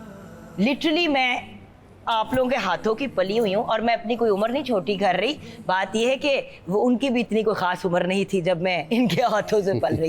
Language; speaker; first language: Urdu; native; Urdu